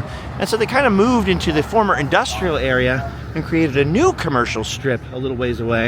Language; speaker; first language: English; native; English